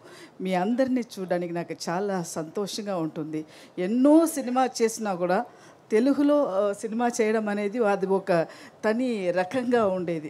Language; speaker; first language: Telugu; non-native, fluent; Tamil